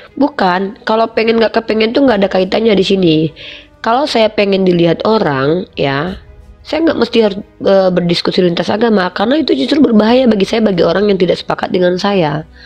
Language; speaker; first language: Indonesian; native; Indonesian